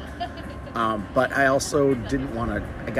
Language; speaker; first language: English; native; English